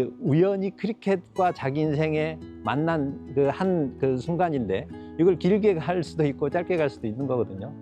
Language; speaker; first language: Korean; native; Korean